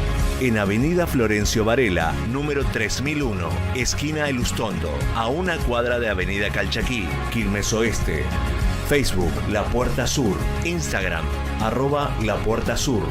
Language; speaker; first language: Spanish; native; Spanish